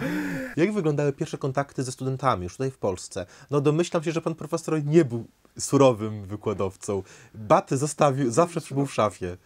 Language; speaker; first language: Polish; native; Polish